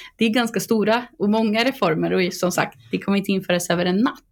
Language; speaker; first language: Swedish; native; Swedish